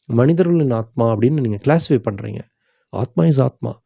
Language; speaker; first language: Tamil; native; Tamil